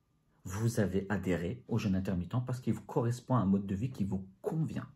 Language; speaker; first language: French; native; French